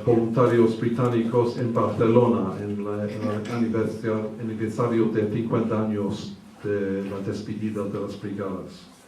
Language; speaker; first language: Spanish; early bilingual, heritage; English